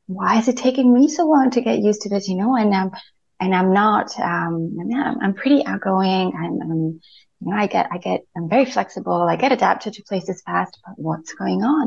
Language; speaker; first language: English; non-native, fluent; Spanish